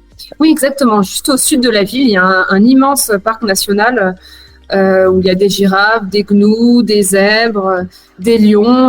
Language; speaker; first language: French; native; French